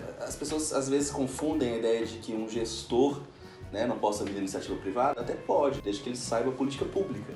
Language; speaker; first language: Portuguese; native; Portuguese